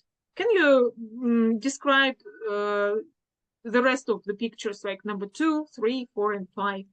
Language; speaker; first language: English; non-native, fluent; Russian